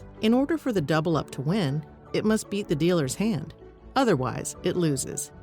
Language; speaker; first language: English; native; English